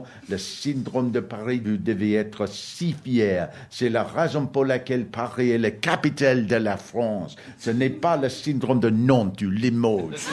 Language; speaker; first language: French; non-native, learner; English